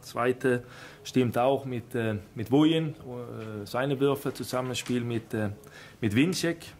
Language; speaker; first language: German; non-native, fluent; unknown